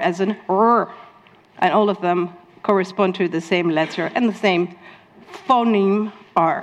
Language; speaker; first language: English; non-native, fluent; Dutch